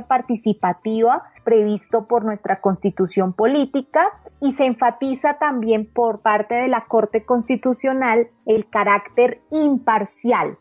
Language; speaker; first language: Spanish; native; Spanish